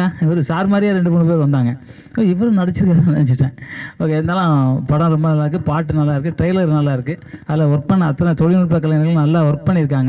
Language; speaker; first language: Tamil; native; Tamil